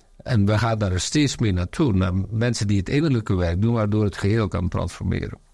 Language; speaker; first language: Dutch; native; Dutch